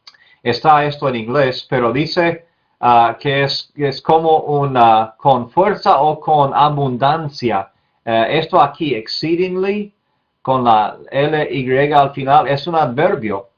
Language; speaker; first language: Spanish; non-native, fluent; English